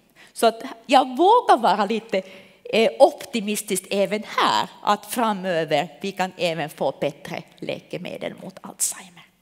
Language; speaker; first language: Swedish; non-native, local second language; Finnish